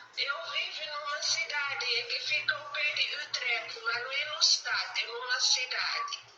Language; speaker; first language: Portuguese; non-native, local second language; Kabuverdianu